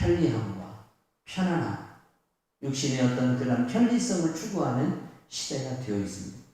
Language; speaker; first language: Korean; native; Korean